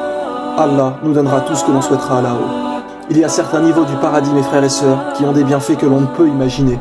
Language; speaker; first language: French; native; French